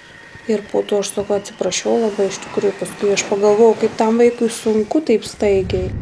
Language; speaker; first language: Lithuanian; native; Lithuanian